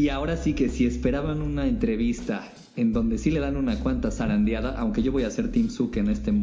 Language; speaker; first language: Spanish; native; Spanish